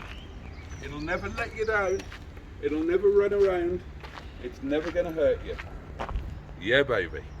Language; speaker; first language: English; native; English